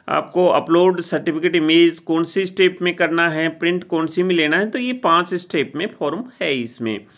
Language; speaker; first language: Hindi; native; Hindi